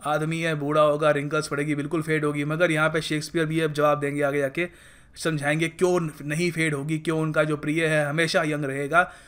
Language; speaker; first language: Hindi; native; Hindi